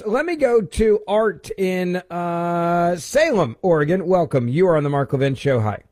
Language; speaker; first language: English; native; English